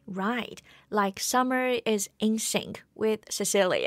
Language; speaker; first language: English; non-native, fluent; Chinese